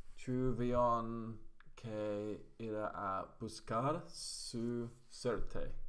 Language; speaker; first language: Spanish; non-native, learner; English